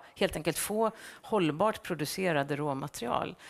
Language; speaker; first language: Swedish; native; Swedish